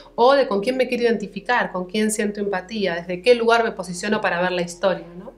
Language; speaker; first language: Spanish; native; Spanish